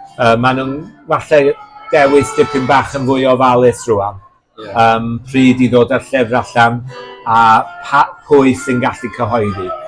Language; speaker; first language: Welsh; native; Welsh